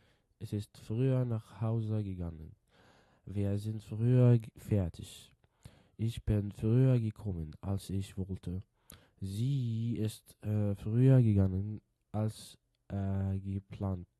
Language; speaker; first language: German; non-native, fluent; Arabic